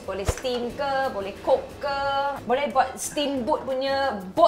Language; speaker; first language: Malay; non-native, local second language; Cantonese